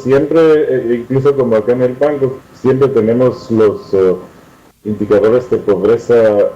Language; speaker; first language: Spanish; non-native, fluent; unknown